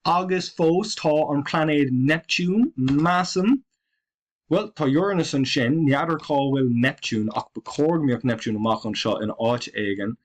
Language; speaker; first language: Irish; non-native, local second language; English